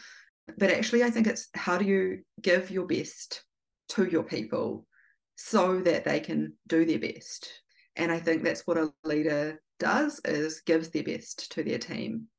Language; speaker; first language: English; native; English